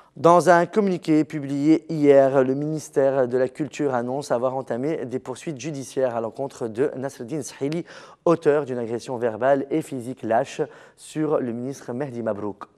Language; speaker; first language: French; non-native, local second language; Arabic